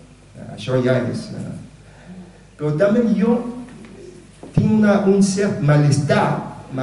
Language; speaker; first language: Catalan; non-native, fluent; Lingala